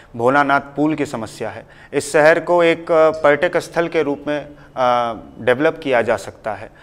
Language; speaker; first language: Hindi; native; Hindi